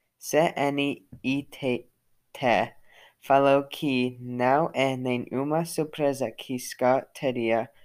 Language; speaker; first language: Portuguese; non-native, learner; English